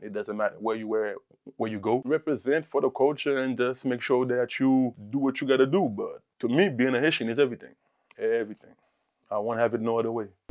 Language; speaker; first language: English; early bilingual, other home language; Haitian Creole